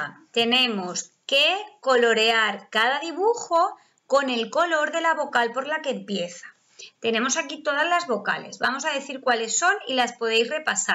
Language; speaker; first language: Spanish; native; Spanish